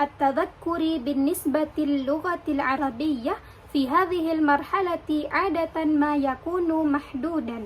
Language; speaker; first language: Arabic; non-native, learner; Indonesian